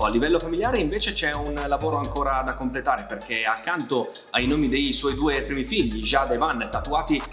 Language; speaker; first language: Italian; native; Italian